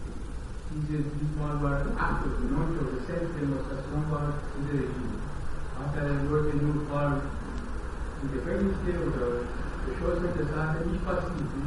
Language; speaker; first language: German; non-native, learner; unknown